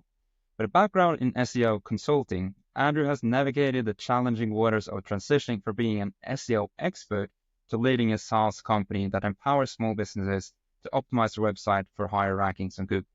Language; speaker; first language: English; non-native, fluent; Norwegian